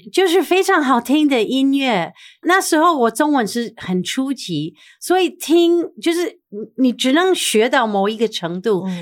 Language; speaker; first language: Chinese; non-native, fluent; English